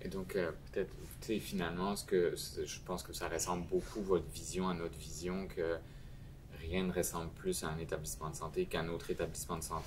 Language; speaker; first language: French; native; French